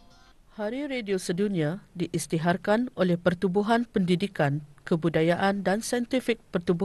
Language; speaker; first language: Malay; native; Malay